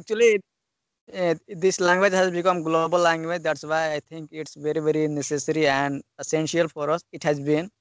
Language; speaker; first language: English; non-native, learner; Hindi